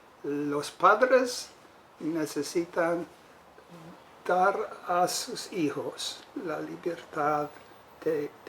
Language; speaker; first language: Spanish; non-native, fluent; English